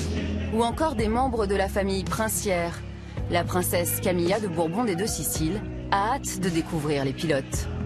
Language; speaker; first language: French; native; French